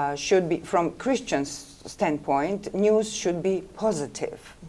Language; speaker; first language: English; non-native, fluent; Georgian